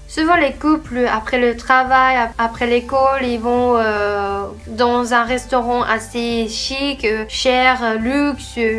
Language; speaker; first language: French; non-native, fluent; Japanese